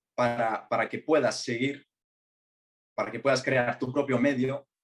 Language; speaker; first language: Spanish; early bilingual, other home language; Arabic